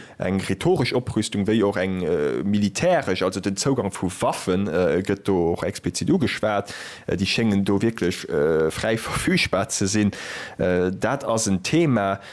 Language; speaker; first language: Luxembourgish; native; Luxembourgish